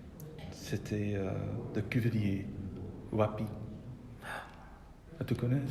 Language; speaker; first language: French; non-native, local second language; Dutch